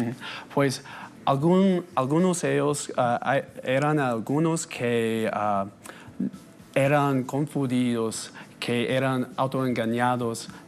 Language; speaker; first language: Spanish; non-native, fluent; English